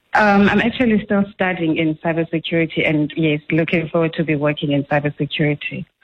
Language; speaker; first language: English; non-native, local second language; Xhosa